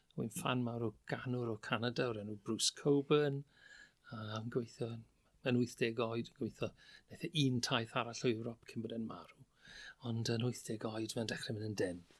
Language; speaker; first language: Welsh; native; Welsh